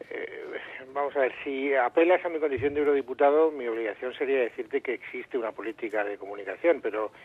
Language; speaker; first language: Spanish; native; Spanish